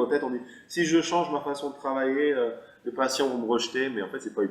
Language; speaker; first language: French; native; French